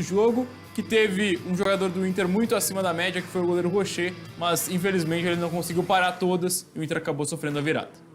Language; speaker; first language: Portuguese; native; Portuguese